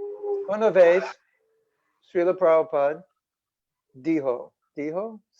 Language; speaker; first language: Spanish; non-native, learner; English